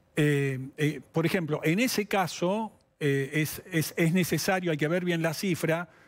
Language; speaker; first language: Spanish; native; Spanish